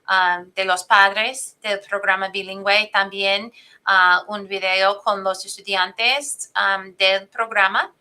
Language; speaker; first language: Spanish; non-native, fluent; English